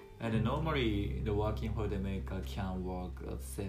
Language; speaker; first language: English; non-native, learner; Japanese